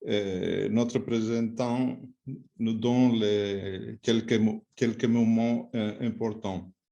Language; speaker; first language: French; non-native, fluent; Greek